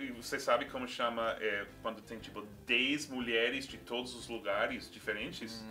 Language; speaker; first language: Portuguese; non-native, fluent; English